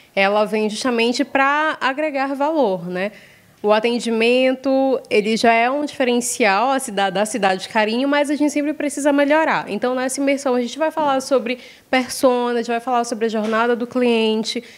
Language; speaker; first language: Portuguese; native; Portuguese